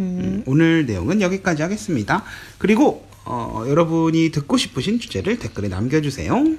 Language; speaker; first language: Korean; native; Korean